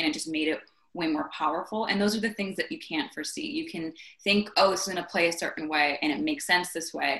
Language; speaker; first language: English; native; English